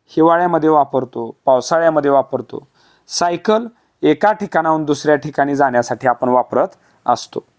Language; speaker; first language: Marathi; native; Marathi